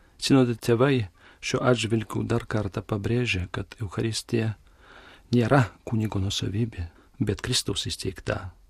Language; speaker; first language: Lithuanian; early bilingual, heritage; Lithuanian